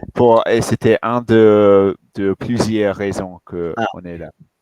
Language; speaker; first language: French; non-native, fluent; English